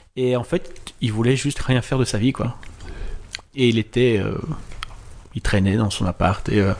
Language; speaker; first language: French; native; French